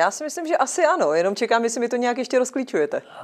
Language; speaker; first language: Czech; native; Czech